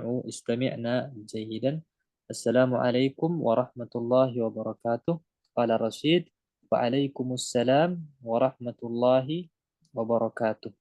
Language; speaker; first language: Arabic; non-native, fluent; Indonesian